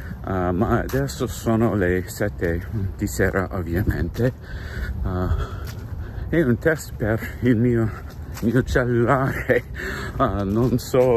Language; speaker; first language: Italian; non-native, learner; English